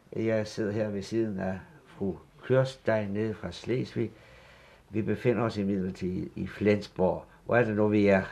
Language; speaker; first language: Danish; native; Danish